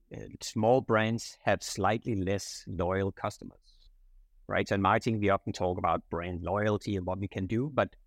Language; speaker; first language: English; non-native, fluent; Danish